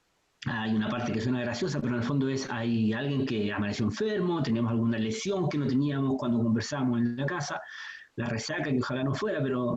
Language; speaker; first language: Spanish; native; Spanish